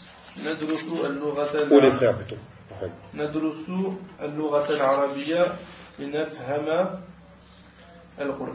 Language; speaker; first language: Arabic; non-native, learner; French